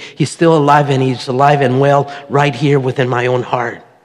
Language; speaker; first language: English; early bilingual, other home language; Spanish